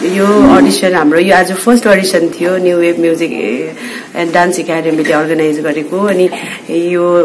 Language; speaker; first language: Nepali; native; Nepali